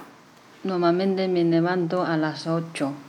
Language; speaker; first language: Spanish; non-native, learner; Chinese